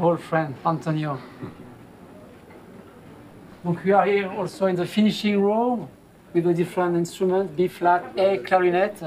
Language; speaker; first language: English; non-native, fluent; French